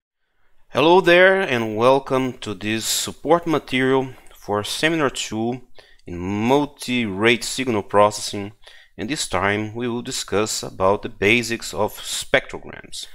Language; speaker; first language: English; non-native, fluent; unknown